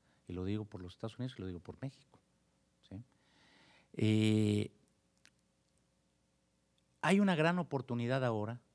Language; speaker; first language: Spanish; native; Spanish